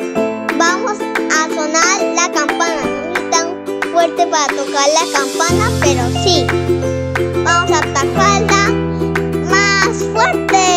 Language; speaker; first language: Spanish; early bilingual, heritage; Spanish